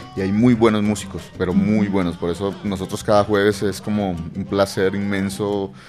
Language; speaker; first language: Spanish; native; Spanish